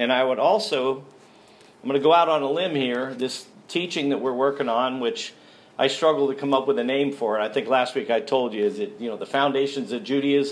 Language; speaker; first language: English; native; English